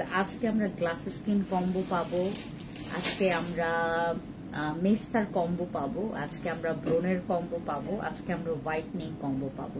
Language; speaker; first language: Bangla; native; Bangla